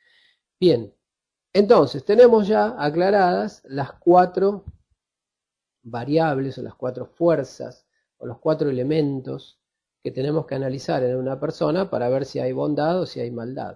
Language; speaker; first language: Spanish; native; Spanish